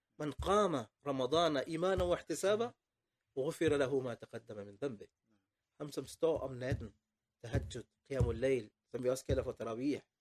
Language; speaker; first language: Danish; non-native, fluent; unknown